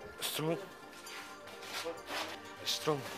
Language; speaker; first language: English; non-native, local second language; Somali